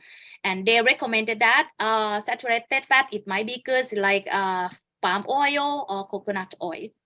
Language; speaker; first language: English; non-native, fluent; Japanese